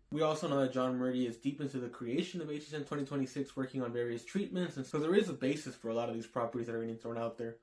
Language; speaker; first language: English; native; English